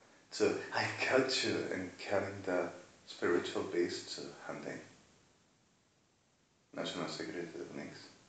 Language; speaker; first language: English; non-native, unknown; Spanish